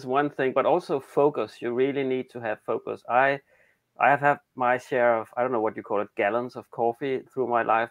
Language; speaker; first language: English; non-native, fluent; Danish